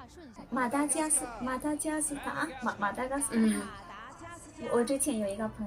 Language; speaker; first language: Chinese; non-native, learner; Spanish